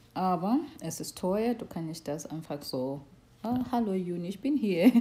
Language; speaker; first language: German; non-native, learner; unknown